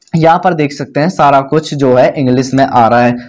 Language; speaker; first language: Hindi; native; Hindi